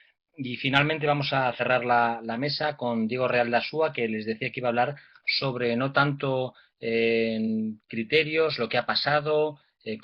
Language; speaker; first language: Spanish; native; Spanish